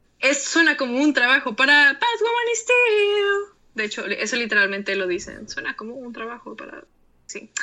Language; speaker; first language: Spanish; native; Spanish